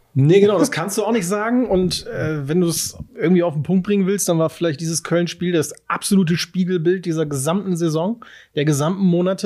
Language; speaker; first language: German; native; German